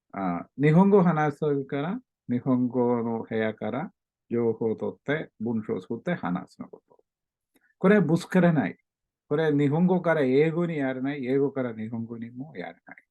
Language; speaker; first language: Japanese; non-native, learner; Malayalam